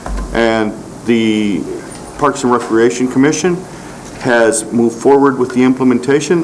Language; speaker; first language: English; native; English